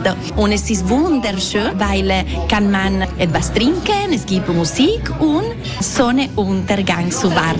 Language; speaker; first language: German; non-native, local second language; Italian